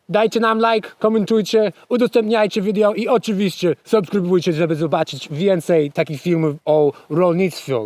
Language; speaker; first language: Polish; non-native, fluent; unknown